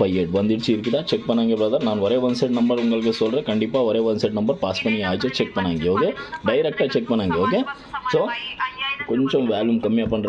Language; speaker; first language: Tamil; non-native, local second language; Malayalam